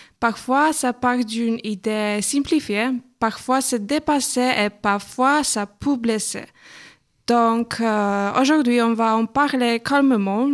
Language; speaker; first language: French; non-native, fluent; Polish